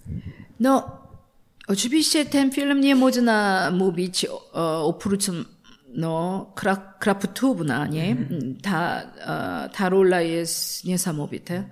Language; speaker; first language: Polish; non-native, learner; Korean